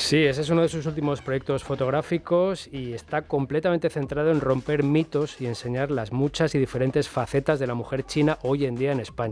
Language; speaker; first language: Spanish; native; Spanish